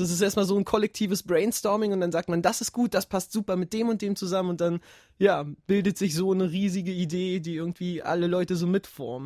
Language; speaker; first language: German; native; German